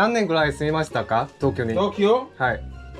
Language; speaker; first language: Japanese; non-native, learner; Korean